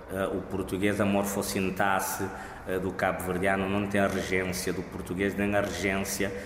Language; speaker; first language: Portuguese; non-native, local second language; Kabuverdianu